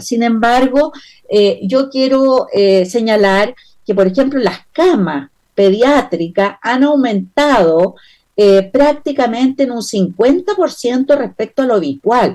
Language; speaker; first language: Spanish; native; Spanish